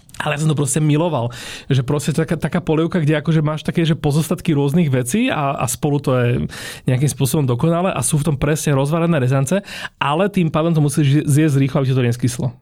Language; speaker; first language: Slovak; native; Slovak